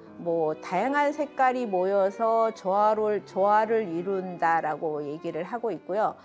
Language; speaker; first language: Korean; native; Korean